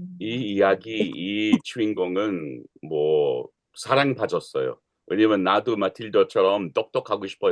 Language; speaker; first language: Korean; non-native, learner; English